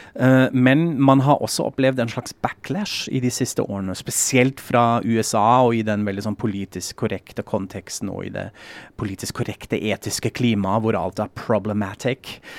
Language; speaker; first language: Norwegian; non-native, fluent; German